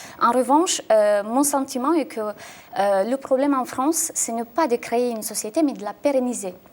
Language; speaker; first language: French; non-native, fluent; Russian